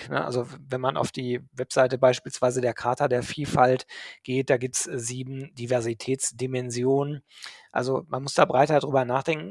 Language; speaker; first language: German; native; German